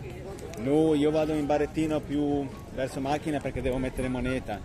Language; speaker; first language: Italian; non-native, learner; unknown